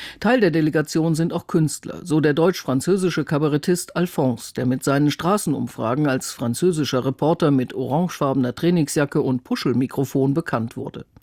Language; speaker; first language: German; native; German